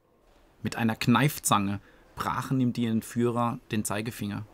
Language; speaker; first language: German; native; German